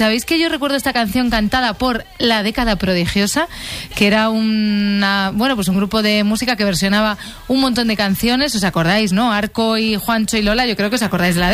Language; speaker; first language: Spanish; native; Spanish